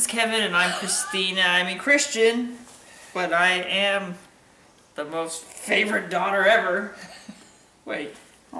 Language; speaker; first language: English; native; English